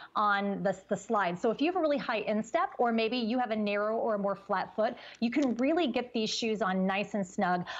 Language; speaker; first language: English; native; English